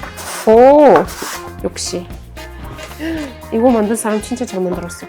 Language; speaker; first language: Korean; non-native, fluent; Arabic